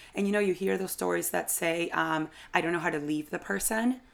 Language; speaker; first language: English; non-native, fluent; Spanish